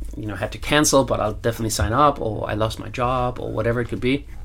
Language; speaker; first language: English; non-native, fluent; Danish